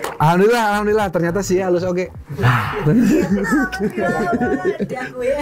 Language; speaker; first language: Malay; non-native, local second language; Sundanese